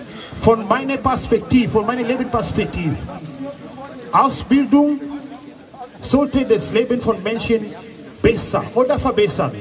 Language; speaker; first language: German; non-native, fluent; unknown